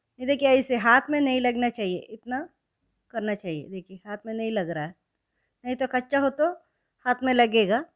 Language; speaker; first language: Hindi; non-native, local second language; Kannada